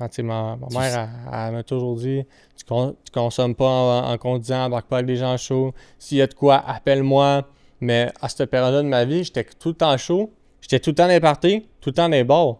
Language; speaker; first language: French; native; French